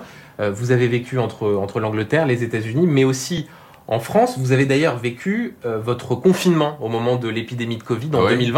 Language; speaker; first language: French; native; French